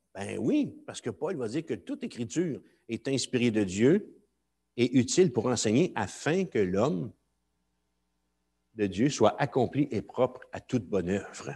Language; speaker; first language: French; native; French